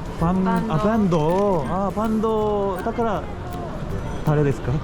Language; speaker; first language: Japanese; non-native, learner; Korean